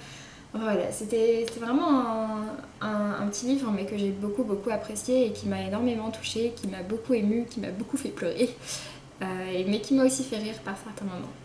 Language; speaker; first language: French; native; French